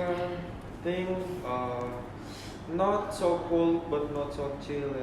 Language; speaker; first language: English; non-native, learner; Indonesian